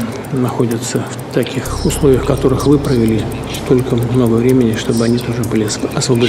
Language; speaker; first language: Russian; native; Russian